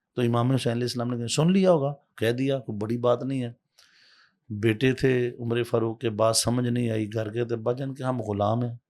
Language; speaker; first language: Urdu; native; Urdu